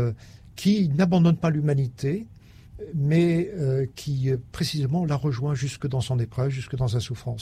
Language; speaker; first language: French; native; French